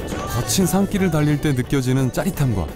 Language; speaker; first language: Korean; native; Korean